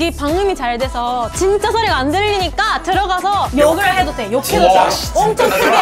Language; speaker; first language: Korean; non-native, fluent; Japanese